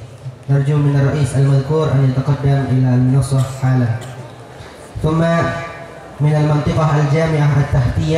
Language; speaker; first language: Arabic; non-native, fluent; Indonesian